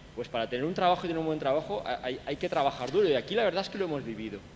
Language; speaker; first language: Spanish; native; Spanish